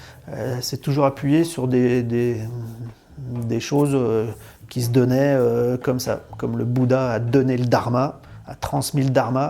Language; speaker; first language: French; native; French